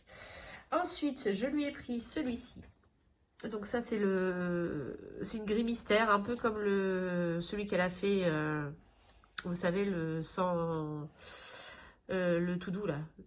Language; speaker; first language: French; native; French